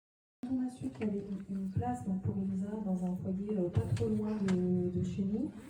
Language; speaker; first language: French; native; French